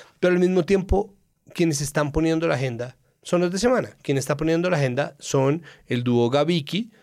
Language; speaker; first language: Spanish; native; Spanish